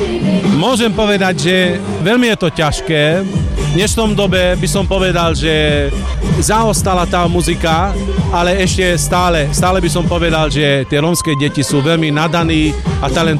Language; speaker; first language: Slovak; non-native, local second language; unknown